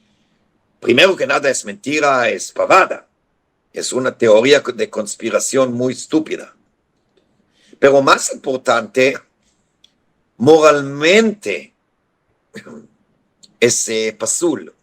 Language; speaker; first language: Spanish; non-native, fluent; Hebrew